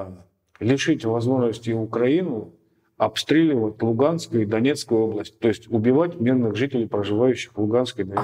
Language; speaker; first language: Russian; native; Russian